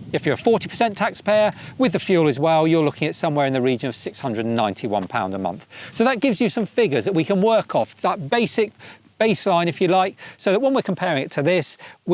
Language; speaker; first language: English; native; English